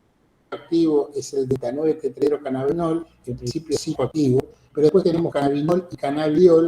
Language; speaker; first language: Spanish; native; Spanish